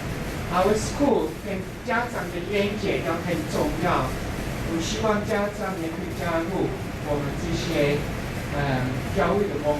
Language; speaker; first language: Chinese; non-native, fluent; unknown